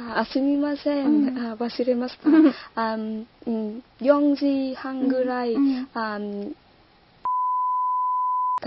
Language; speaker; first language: Japanese; non-native, learner; Vietnamese